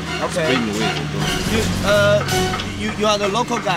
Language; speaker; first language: English; non-native, learner; Chinese